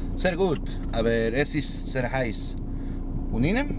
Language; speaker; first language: German; non-native, learner; Spanish